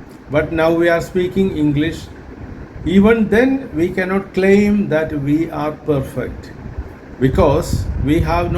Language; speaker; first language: English; non-native, local second language; Malayalam